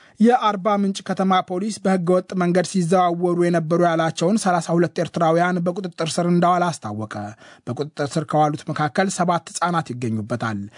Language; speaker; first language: Amharic; native; Amharic